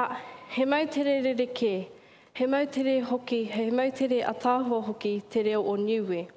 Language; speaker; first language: Māori; non-native, learner; English